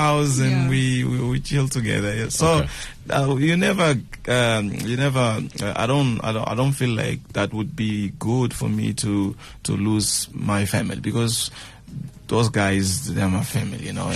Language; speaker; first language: English; non-native, fluent; Tsonga